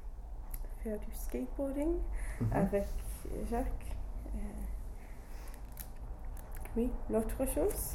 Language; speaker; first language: French; non-native, learner; English